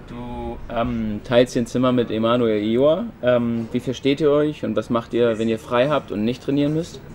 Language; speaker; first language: German; native; German